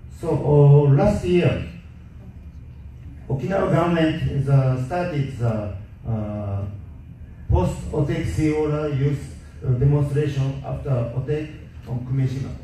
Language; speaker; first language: English; non-native, learner; Japanese